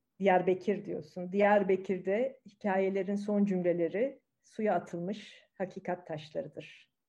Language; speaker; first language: Turkish; native; Turkish